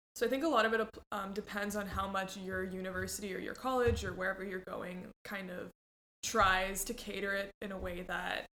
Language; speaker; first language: English; early bilingual, other home language; Spanish